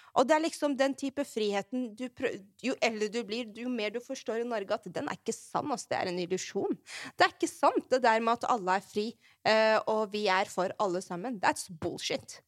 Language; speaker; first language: Norwegian; early bilingual, other home language; Arabic